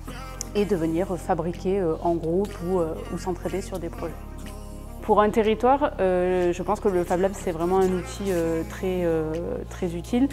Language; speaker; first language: French; native; French